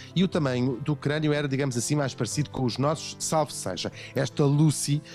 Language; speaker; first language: Portuguese; native; Portuguese